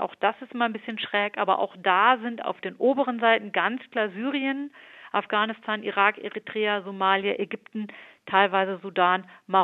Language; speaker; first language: German; native; German